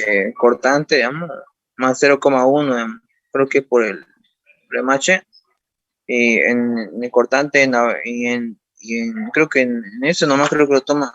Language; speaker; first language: Spanish; native; Spanish